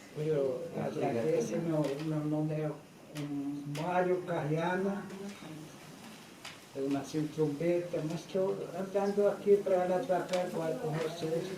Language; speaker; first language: Portuguese; non-native, local second language; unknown